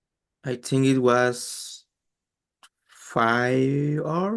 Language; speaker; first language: English; non-native, learner; Spanish